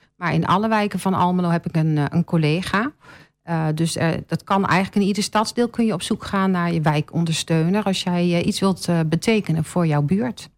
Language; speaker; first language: Dutch; native; Dutch